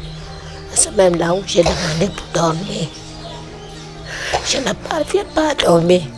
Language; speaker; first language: French; non-native, local second language; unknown